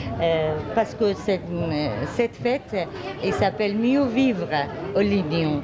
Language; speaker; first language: French; non-native, fluent; Persian